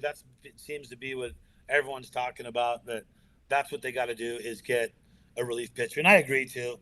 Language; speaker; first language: English; native; English